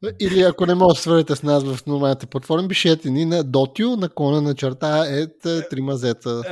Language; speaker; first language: Bulgarian; native; Bulgarian